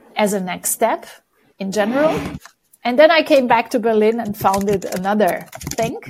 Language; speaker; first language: English; non-native, fluent; Romanian